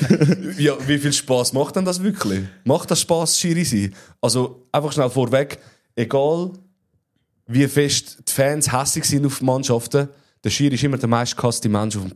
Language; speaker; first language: German; native; German